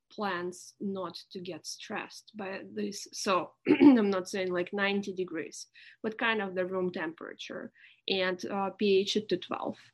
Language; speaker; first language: English; non-native, fluent; Russian